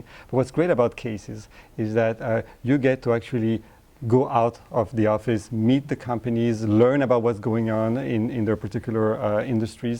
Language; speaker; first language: English; non-native, fluent; French